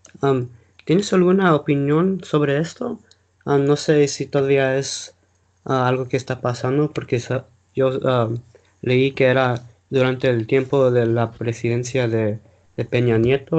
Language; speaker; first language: Spanish; non-native, learner; English